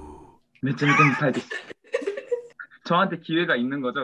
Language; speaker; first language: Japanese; non-native, learner; Korean